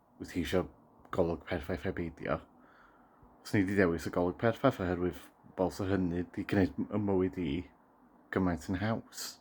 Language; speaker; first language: Welsh; native; Welsh